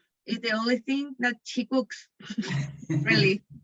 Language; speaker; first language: English; non-native, learner; Spanish